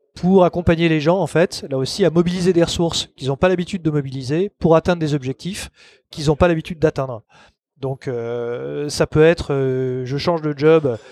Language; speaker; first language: French; native; French